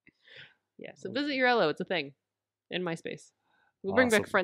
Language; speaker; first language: English; native; English